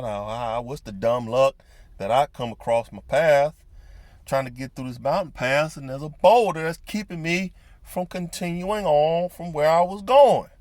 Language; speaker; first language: English; native; English